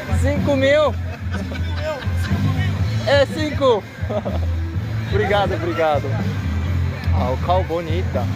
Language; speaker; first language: Portuguese; non-native, learner; Korean